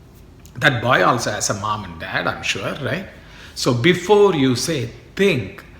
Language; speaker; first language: English; non-native, local second language; Tamil